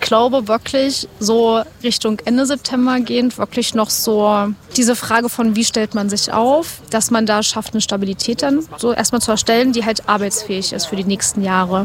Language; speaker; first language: German; native; German